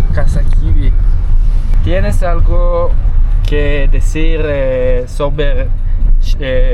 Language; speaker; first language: Spanish; non-native, learner; Hebrew